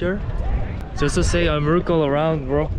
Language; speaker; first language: English; non-native, learner; Korean